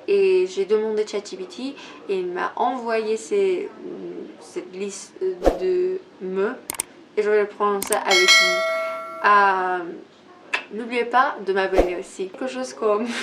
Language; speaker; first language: French; non-native, learner; Persian